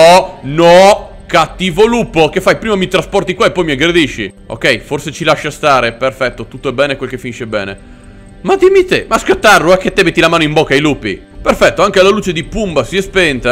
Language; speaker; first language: Italian; native; Italian